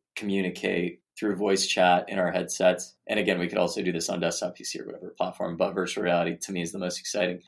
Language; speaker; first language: English; native; English